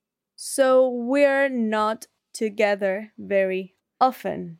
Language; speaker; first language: English; non-native, learner; Spanish